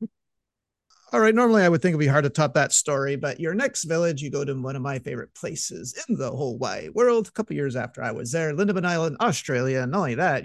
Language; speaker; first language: English; native; English